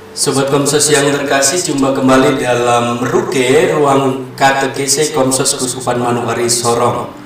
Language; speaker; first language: Indonesian; native; Indonesian